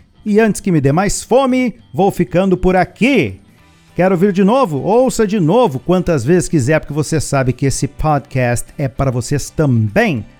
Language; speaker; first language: Portuguese; native; Portuguese